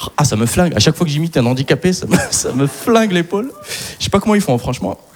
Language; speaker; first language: French; non-native, local second language; Arabic